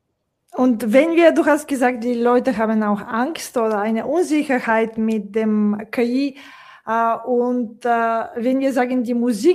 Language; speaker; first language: German; non-native, fluent; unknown